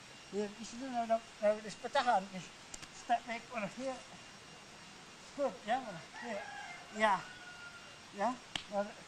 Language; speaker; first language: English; non-native, learner; Indonesian